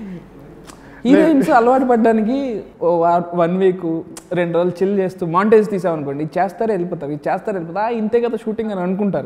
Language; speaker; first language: Telugu; native; Telugu